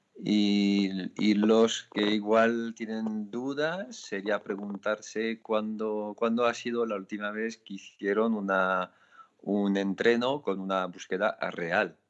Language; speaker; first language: Spanish; non-native, fluent; French